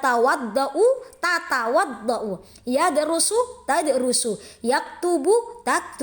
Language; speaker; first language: Arabic; non-native, fluent; Indonesian